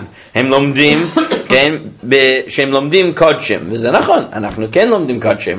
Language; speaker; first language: Hebrew; non-native, fluent; English